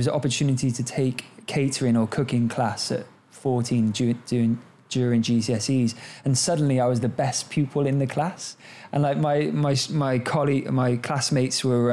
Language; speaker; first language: English; native; English